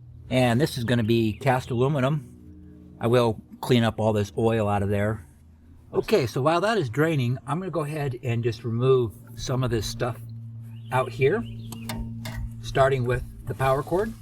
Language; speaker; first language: English; native; English